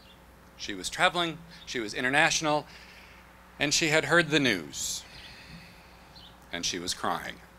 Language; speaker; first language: English; native; English